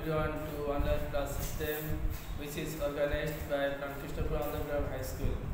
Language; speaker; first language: English; non-native, local second language; Bangla